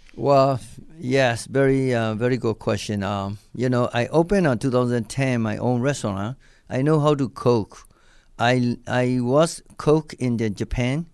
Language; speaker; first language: English; non-native, learner; Burmese